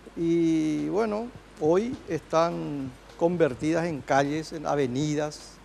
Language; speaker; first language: Spanish; native; Spanish